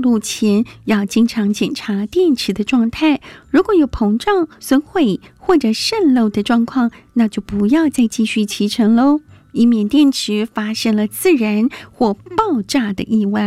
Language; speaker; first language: Chinese; native; Chinese